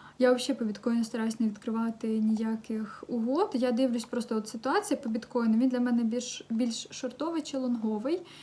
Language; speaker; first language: Ukrainian; non-native, local second language; Russian